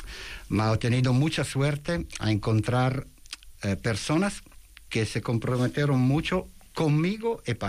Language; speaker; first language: Spanish; non-native, fluent; Italian